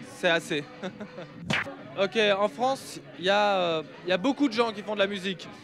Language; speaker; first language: French; native; French